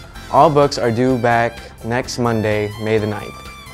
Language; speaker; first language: English; native; English